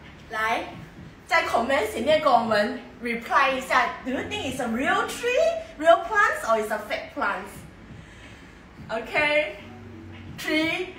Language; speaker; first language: English; non-native, local second language; Chinese